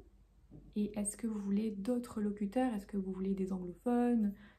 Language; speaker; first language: French; native; French